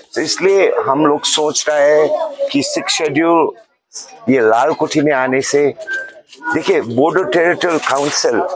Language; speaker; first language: Hindi; non-native, local second language; Nepali